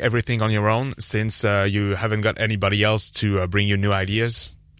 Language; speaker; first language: English; non-native, fluent; French